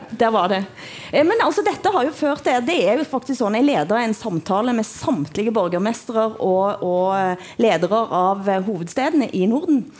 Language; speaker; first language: Norwegian; native; Norwegian